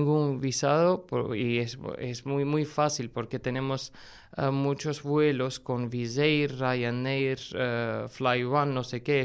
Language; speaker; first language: Spanish; non-native, fluent; Armenian